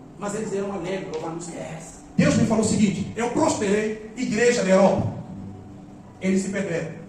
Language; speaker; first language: Portuguese; non-native, local second language; Upper Guinea Crioulo